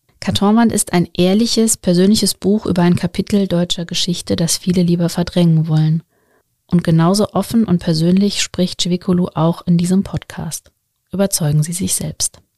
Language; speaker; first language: German; native; German